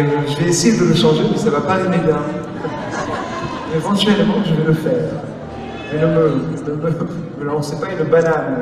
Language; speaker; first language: French; non-native, fluent; English